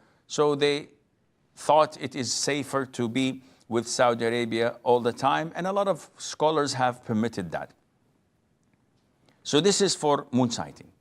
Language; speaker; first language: English; non-native, fluent; Arabic